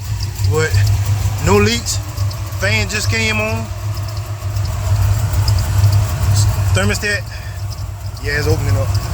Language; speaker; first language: English; native; English